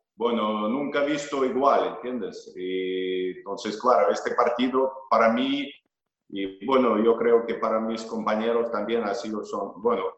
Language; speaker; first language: Spanish; non-native, fluent; Russian